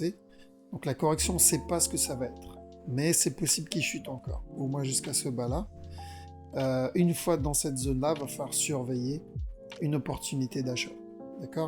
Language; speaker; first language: French; native; French